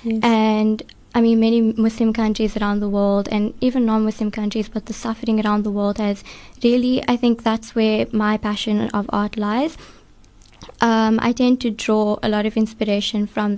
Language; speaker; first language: English; native; English